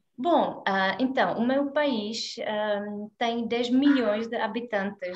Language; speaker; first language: Portuguese; non-native, fluent; Czech